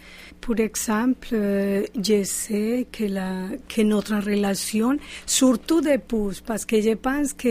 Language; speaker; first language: French; non-native, fluent; Spanish